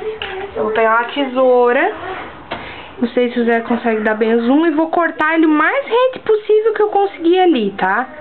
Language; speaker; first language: Portuguese; native; Portuguese